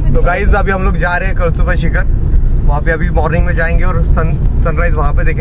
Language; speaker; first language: Hindi; non-native, local second language; Marathi